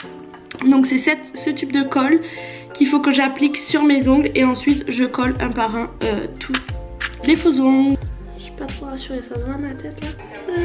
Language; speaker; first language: French; native; French